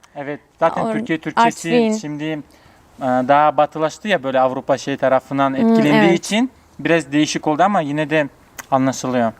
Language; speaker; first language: Turkish; early bilingual, heritage; Turkish